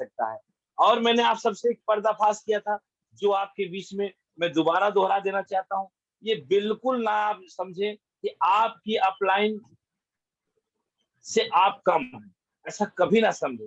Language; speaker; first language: Hindi; native; Hindi